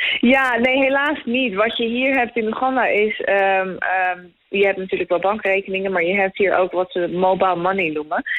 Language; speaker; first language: Dutch; native; Dutch